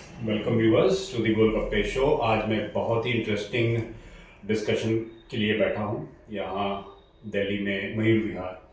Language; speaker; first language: Hindi; native; Hindi